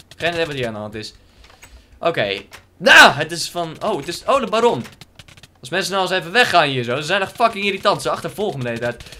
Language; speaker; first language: Dutch; native; Dutch